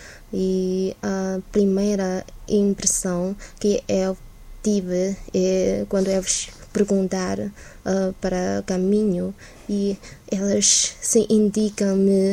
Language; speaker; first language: Portuguese; non-native, learner; Chinese